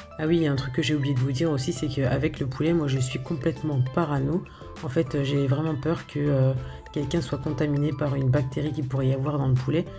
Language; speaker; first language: French; native; French